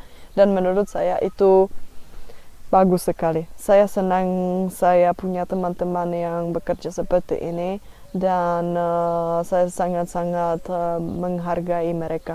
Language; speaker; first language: Indonesian; non-native, fluent; Czech